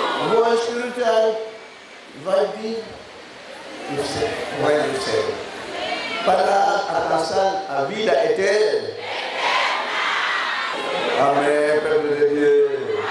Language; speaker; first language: Portuguese; non-native, learner; Lingala